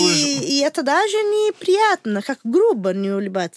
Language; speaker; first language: Russian; non-native, learner; Portuguese